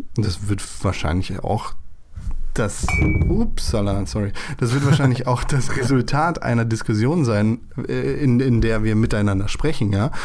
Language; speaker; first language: German; native; German